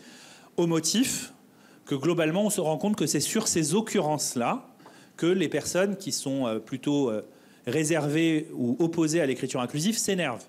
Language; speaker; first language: French; native; French